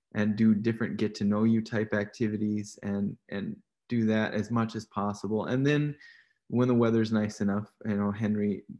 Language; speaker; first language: English; native; English